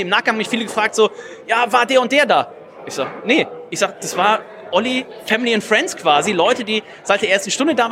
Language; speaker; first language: German; native; German